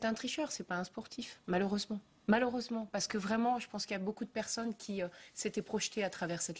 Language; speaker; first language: French; native; French